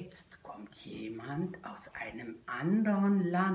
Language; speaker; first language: German; native; German